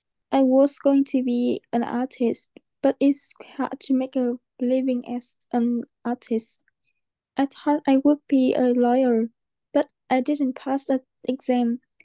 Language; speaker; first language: English; non-native, learner; Vietnamese